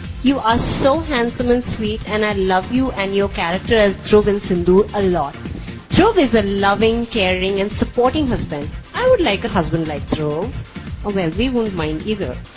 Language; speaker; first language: English; non-native, local second language; Hindi